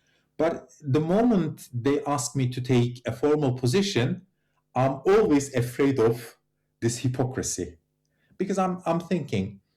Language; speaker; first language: English; non-native, fluent; Turkish